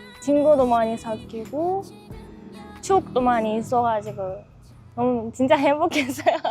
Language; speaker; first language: Korean; non-native, learner; Japanese